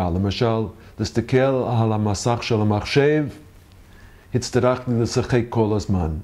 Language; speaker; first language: Hebrew; non-native, learner; English